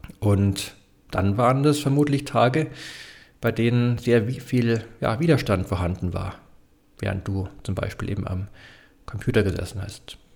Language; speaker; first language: German; native; German